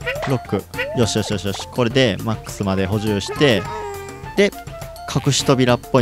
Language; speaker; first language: Japanese; native; Japanese